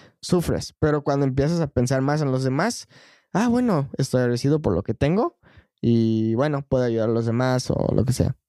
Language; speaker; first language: Spanish; non-native, fluent; English